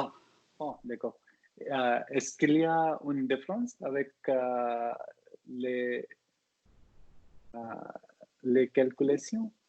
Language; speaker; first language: French; non-native, learner; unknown